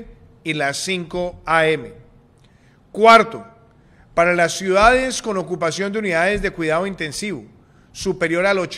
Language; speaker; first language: Spanish; native; Spanish